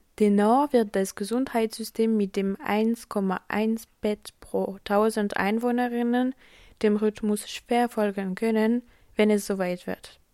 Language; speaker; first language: German; non-native, fluent; French